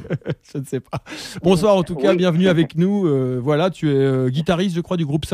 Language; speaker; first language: French; native; French